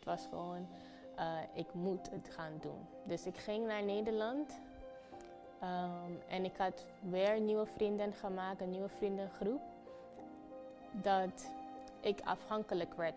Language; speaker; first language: Dutch; non-native, fluent; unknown